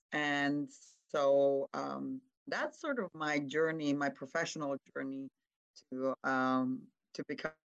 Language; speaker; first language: English; non-native, fluent; Hungarian